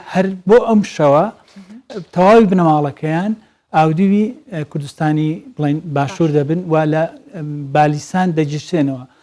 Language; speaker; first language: Central Kurdish; native; Central Kurdish